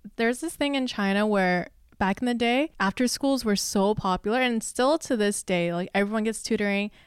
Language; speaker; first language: English; early bilingual, other home language; Chinese